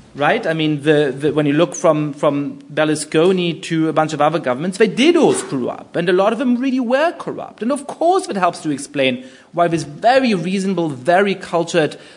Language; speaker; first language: English; non-native, fluent; German